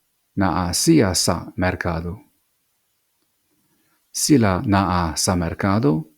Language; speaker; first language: Cebuano; non-native, fluent; English